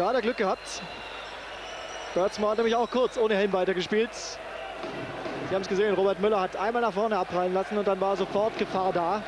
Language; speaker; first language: German; native; German